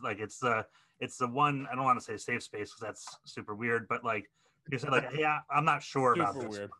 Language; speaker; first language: English; native; English